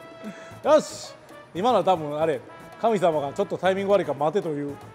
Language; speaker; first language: Japanese; native; Japanese